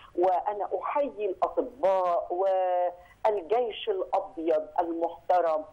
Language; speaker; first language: Arabic; native; Arabic